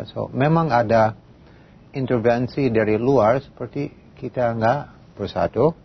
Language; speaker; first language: Indonesian; non-native, fluent; English